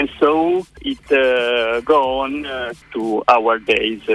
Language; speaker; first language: English; non-native, learner; Italian